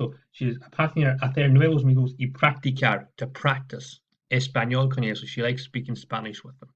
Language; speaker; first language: Spanish; non-native, fluent; English